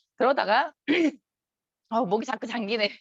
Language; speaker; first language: Korean; native; Korean